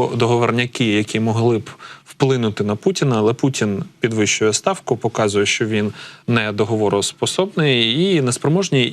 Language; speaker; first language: Ukrainian; native; Ukrainian